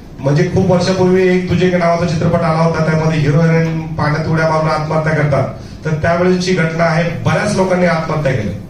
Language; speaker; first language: Marathi; non-native, local second language; Urdu